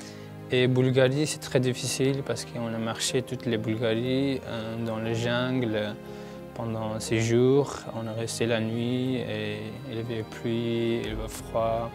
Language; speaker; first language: French; non-native, learner; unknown